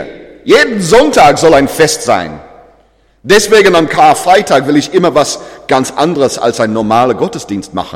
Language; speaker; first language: German; non-native, fluent; English